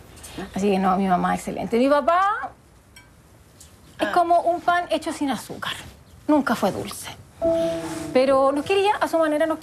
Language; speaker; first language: Spanish; native; Spanish